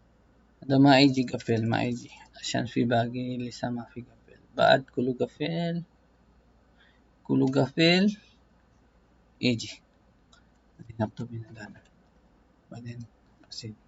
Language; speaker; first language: Arabic; non-native, learner; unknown